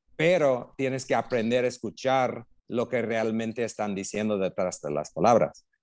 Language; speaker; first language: Spanish; non-native, fluent; English